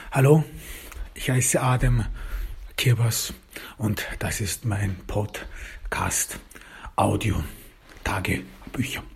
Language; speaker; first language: German; early bilingual, other home language; Turkish